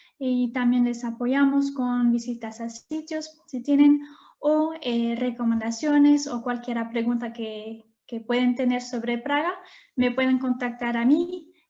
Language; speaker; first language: Spanish; non-native, fluent; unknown